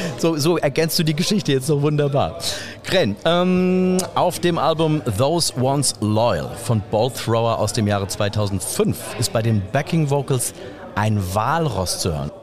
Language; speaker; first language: German; native; German